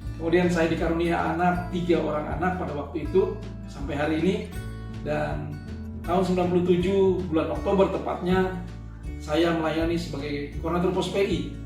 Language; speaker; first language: Indonesian; native; Indonesian